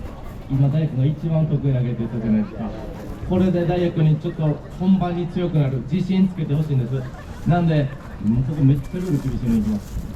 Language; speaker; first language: Japanese; native; Japanese